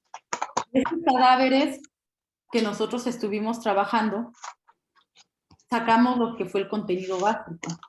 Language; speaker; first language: Spanish; native; Spanish